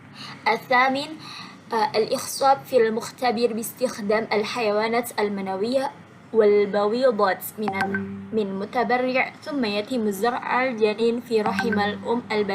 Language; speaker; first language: Arabic; non-native, learner; Indonesian